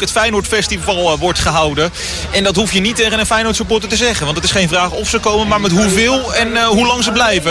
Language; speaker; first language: Dutch; native; Dutch